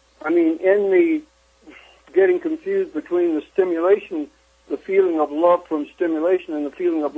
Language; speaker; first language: English; native; English